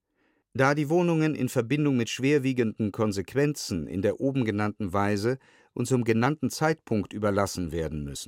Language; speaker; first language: German; native; German